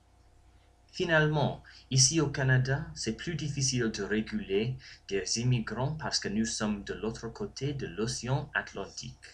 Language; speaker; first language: French; non-native, learner; English